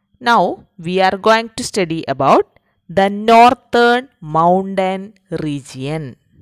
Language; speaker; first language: English; non-native, local second language; Malayalam